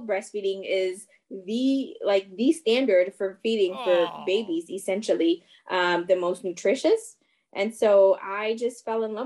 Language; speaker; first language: English; non-native, fluent; French